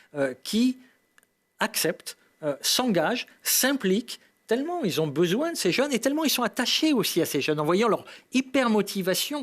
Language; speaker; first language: French; native; French